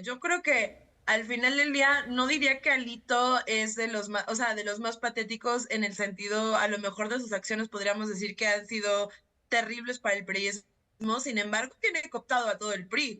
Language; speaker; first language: Spanish; native; Spanish